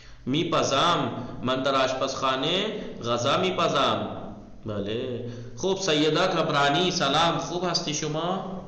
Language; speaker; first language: Persian; non-native, fluent; Urdu